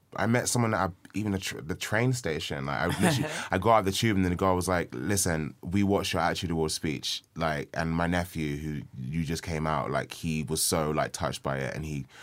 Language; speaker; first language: English; early bilingual, other home language; Yoruba